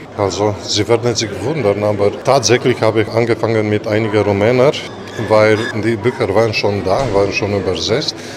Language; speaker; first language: German; non-native, fluent; Romanian